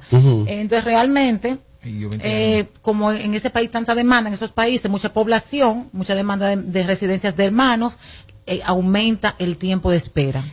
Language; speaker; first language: Spanish; native; Spanish